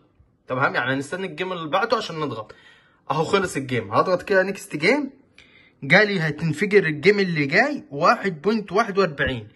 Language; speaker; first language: Arabic; native; Arabic